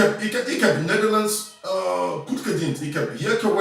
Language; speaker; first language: Dutch; non-native, learner; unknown